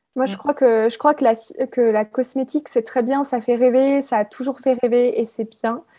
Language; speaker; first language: French; native; French